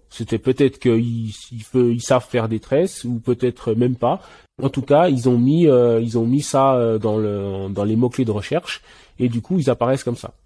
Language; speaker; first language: French; early bilingual, other home language; Haitian Creole